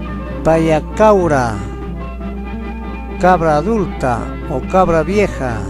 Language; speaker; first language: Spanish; non-native, local second language; Quechua